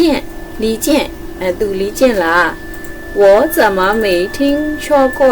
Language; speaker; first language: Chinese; non-native, fluent; Burmese